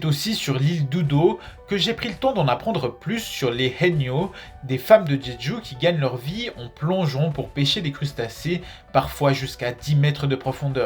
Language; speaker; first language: French; native; French